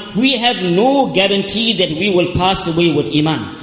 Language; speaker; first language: English; native; English